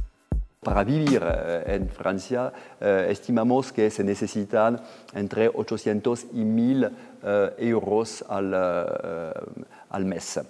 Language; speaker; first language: Spanish; non-native, fluent; French